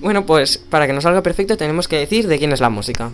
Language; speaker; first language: Spanish; native; Spanish